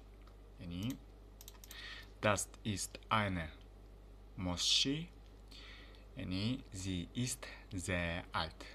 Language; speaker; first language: German; non-native, fluent; Uzbek